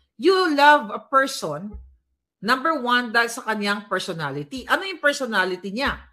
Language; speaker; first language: Filipino; non-native, local second language; Hiligaynon